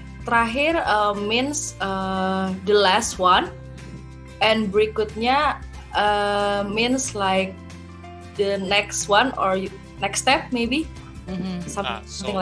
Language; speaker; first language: English; non-native, learner; Indonesian